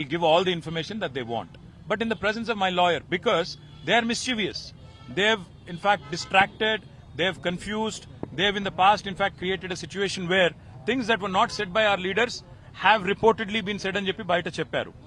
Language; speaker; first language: English; non-native, local second language; Telugu